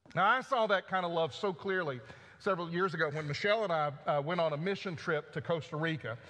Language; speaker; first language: English; native; English